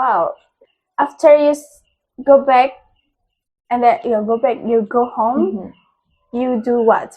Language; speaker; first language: English; non-native, local second language; Indonesian